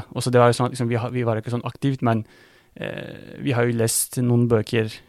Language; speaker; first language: Norwegian; non-native, fluent; Turkish